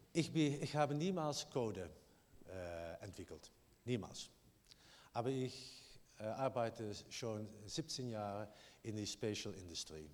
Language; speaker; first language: German; non-native, learner; Dutch